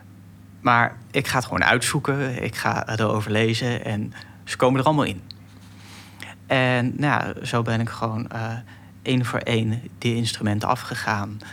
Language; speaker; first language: Dutch; native; Dutch